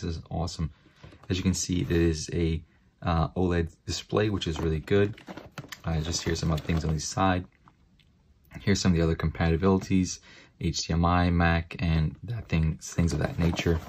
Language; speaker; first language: English; native; English